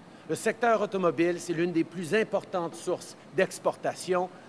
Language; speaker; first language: French; native; French